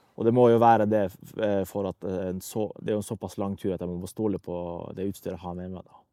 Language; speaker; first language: Norwegian; early bilingual, other home language; Persian